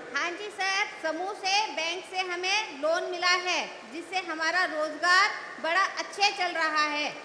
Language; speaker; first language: Hindi; native; Hindi